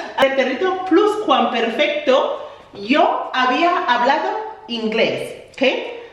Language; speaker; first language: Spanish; non-native, fluent; English